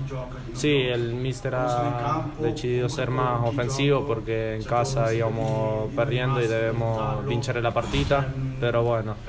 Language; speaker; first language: Italian; non-native, learner; Spanish